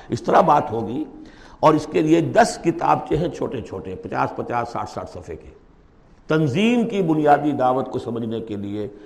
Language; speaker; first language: Urdu; native; Urdu